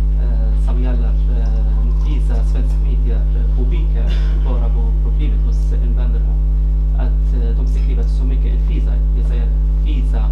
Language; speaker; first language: Swedish; non-native, fluent; Arabic